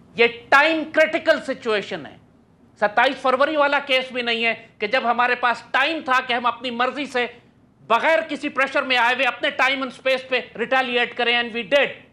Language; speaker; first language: Urdu; native; Urdu